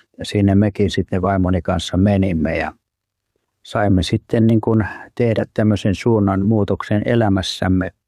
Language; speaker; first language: Finnish; native; Finnish